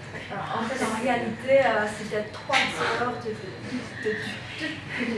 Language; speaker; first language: French; non-native, fluent; Chinese